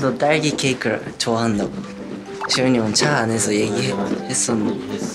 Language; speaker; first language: Korean; non-native, fluent; Japanese